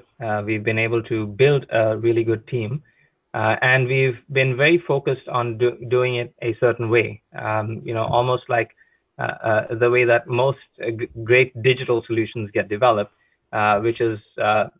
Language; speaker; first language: English; non-native, local second language; Konkani